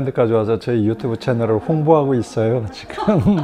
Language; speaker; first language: Korean; native; Korean